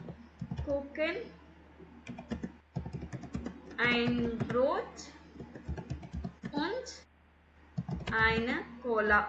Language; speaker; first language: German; non-native, learner; Tamil